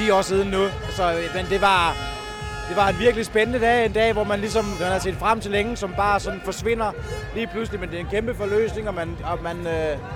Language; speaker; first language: Danish; native; Danish